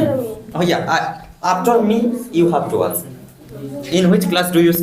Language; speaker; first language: English; non-native, fluent; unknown